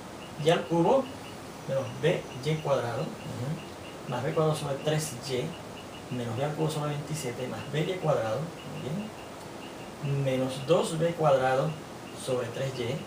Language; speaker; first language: Spanish; native; Spanish